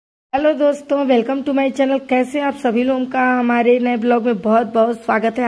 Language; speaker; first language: Hindi; native; Hindi